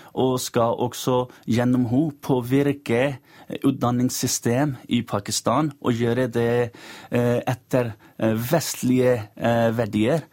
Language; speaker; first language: Norwegian; non-native, fluent; Urdu